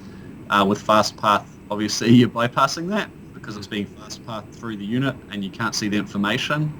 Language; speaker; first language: English; native; English